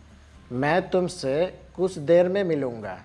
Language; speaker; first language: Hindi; non-native, local second language; Bangla